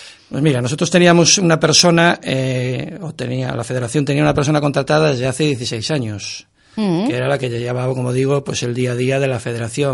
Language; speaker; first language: Spanish; native; Spanish